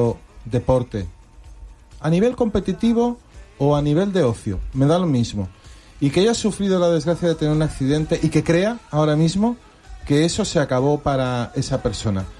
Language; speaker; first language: Spanish; native; Spanish